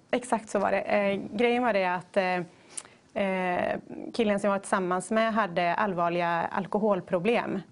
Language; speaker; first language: Swedish; native; Swedish